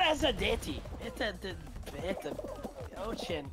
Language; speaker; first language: Russian; non-native, learner; English